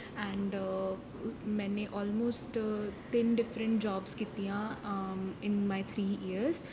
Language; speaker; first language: English; non-native, local second language; Punjabi